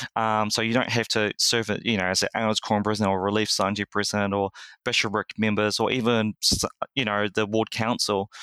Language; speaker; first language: English; native; English